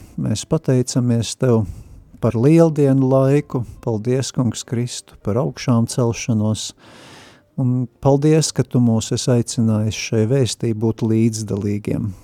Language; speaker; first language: Latvian; native; Latvian